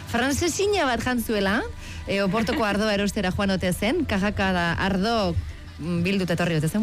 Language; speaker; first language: Basque; native; Basque